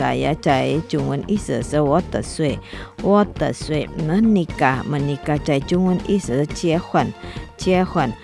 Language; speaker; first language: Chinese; non-native, fluent; Indonesian